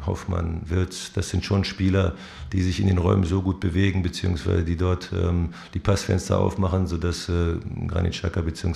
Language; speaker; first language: German; native; German